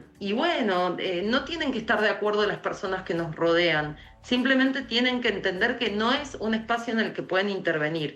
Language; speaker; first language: Spanish; native; Spanish